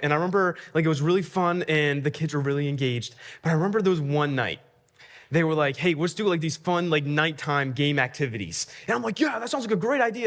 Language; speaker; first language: English; native; English